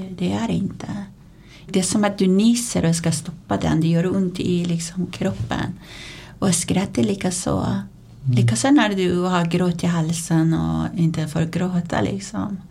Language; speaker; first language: Swedish; non-native, fluent; Persian